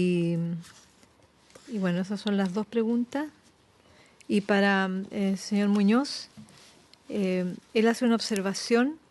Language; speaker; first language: Spanish; native; Spanish